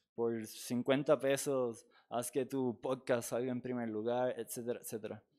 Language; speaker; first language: Spanish; native; Spanish